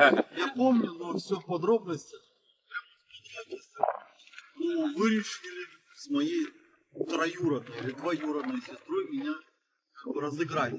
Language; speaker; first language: Russian; native; Russian